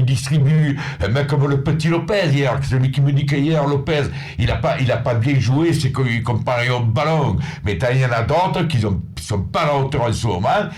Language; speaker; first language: French; native; French